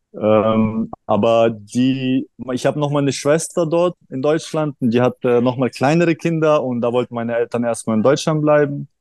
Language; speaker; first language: German; early bilingual, other home language; Russian